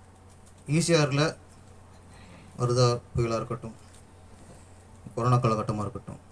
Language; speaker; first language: Tamil; native; Tamil